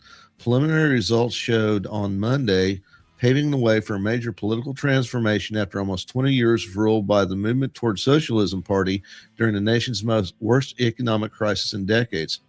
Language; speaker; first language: English; native; English